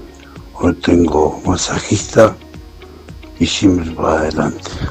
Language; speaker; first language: Spanish; native; Spanish